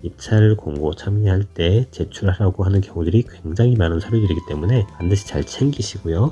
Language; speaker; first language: Korean; native; Korean